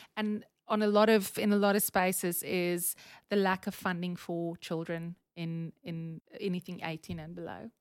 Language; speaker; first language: English; non-native, local second language; Afrikaans